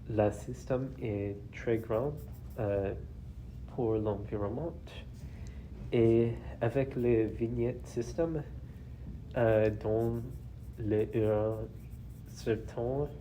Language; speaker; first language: French; non-native, learner; English